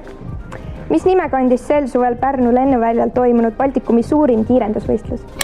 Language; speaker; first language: Estonian; native; Estonian